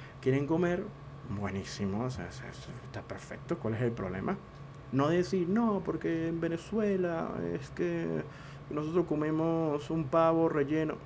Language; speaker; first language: Spanish; native; Spanish